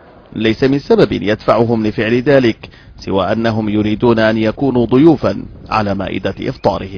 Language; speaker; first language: Arabic; native; Arabic